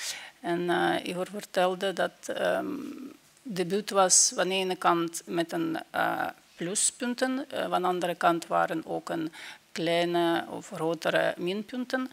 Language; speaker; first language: Dutch; non-native, fluent; Ukrainian